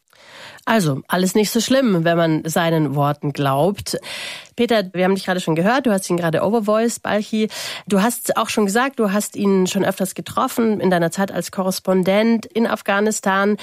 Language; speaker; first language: German; native; German